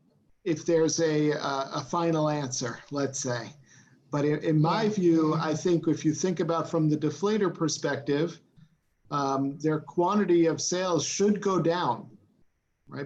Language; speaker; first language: English; non-native, fluent; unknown